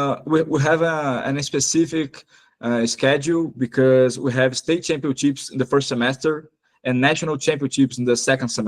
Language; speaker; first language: English; non-native, fluent; Portuguese